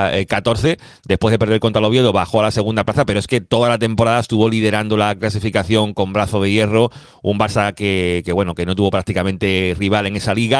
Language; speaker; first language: Spanish; native; Spanish